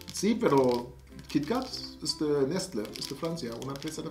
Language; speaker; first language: Spanish; non-native, learner; German